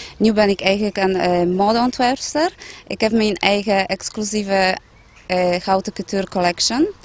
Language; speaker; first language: Dutch; non-native, fluent; Polish